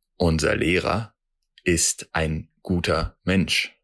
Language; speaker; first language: German; non-native, fluent; Russian